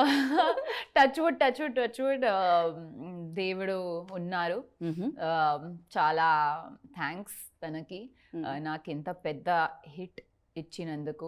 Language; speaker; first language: Telugu; non-native, learner; Tulu